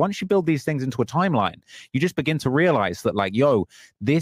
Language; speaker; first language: English; native; English